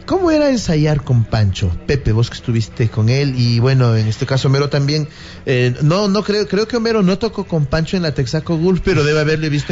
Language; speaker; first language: Spanish; native; Spanish